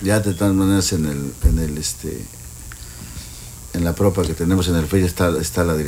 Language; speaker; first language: Spanish; native; Spanish